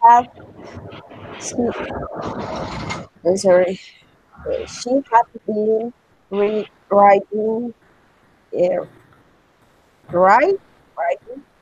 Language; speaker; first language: English; non-native, learner; Spanish